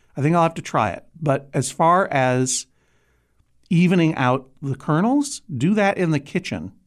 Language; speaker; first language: English; native; English